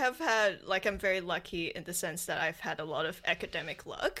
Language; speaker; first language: English; non-native, local second language; Cantonese